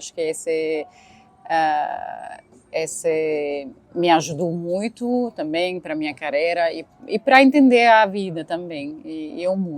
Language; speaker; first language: Portuguese; non-native, fluent; Arabic